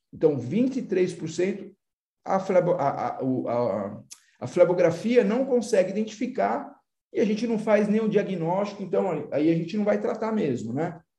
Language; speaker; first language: Portuguese; native; Portuguese